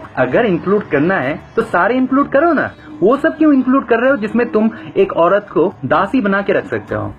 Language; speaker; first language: Hindi; non-native, fluent; Bangla